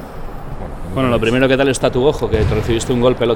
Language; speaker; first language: Spanish; native; Spanish